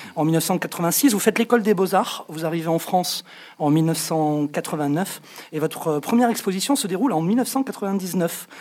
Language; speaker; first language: French; native; French